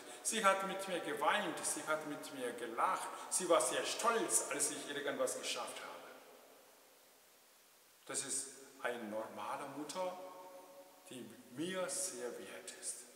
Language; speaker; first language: German; non-native, fluent; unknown